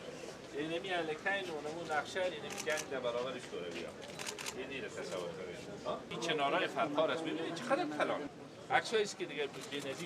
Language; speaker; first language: Persian; native; Persian